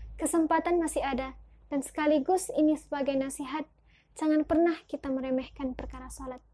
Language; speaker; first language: Indonesian; early bilingual, heritage; Indonesian